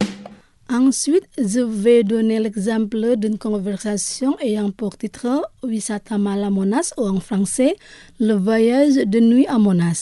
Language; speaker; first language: French; non-native, fluent; Indonesian